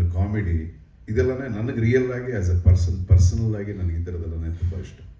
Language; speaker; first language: Kannada; native; Kannada